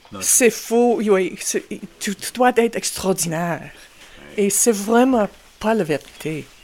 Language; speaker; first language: French; non-native, local second language; English